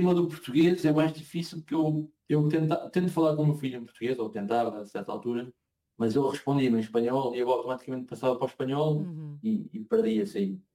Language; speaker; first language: Portuguese; native; Portuguese